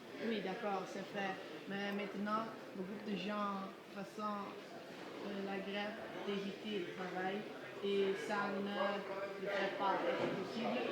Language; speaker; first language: French; non-native, learner; Dutch